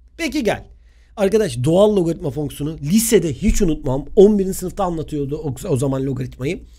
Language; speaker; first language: Turkish; native; Turkish